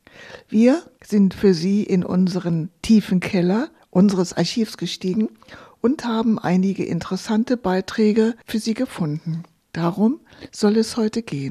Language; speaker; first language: German; native; German